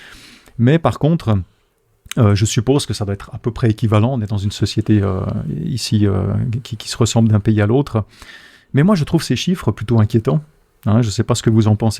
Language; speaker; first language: French; native; French